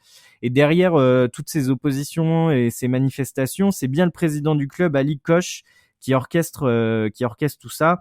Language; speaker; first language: French; native; French